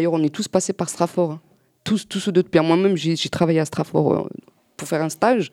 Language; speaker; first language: French; native; French